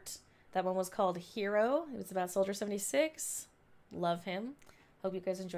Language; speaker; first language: English; native; English